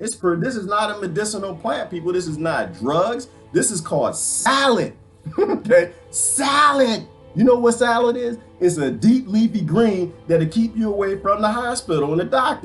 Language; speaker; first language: English; native; English